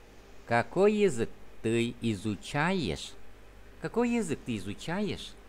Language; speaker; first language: Russian; non-native, fluent; Vietnamese